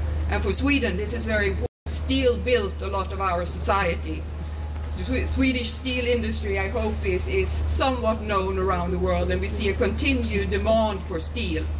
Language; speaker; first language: English; non-native, fluent; Swedish